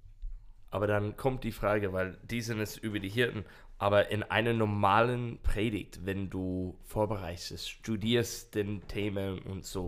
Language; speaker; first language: German; non-native, learner; English